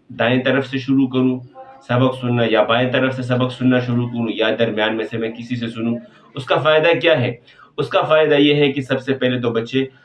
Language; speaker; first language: Urdu; non-native, local second language; Pashto